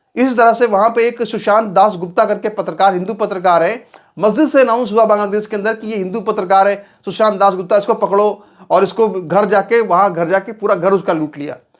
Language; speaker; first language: Hindi; native; Hindi